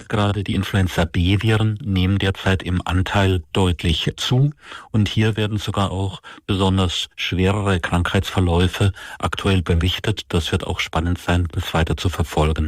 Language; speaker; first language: German; native; German